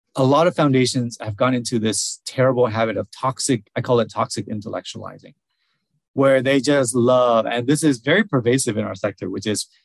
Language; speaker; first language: English; early bilingual, other home language; Vietnamese